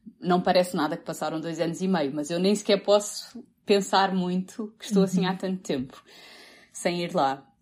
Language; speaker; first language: Portuguese; native; Portuguese